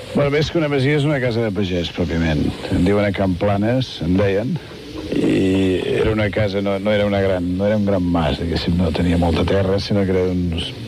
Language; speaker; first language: Catalan; native; Catalan